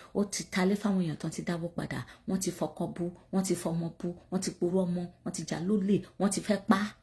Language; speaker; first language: English; non-native, local second language; Yoruba